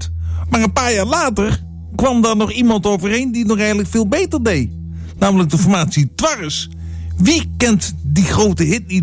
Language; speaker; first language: Dutch; native; Dutch